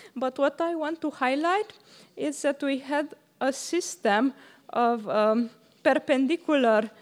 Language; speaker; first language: English; non-native, fluent; Romanian